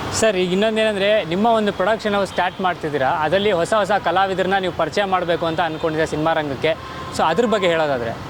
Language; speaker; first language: Kannada; native; Kannada